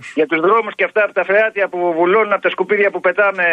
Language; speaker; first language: Greek; non-native, fluent; Polish